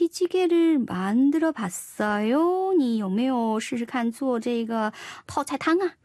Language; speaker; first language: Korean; non-native, fluent; Chinese